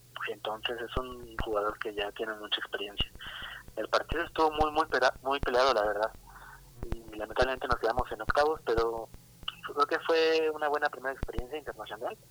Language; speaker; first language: Spanish; native; Spanish